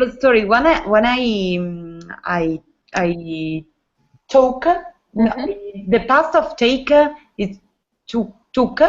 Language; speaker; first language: English; non-native, learner; Italian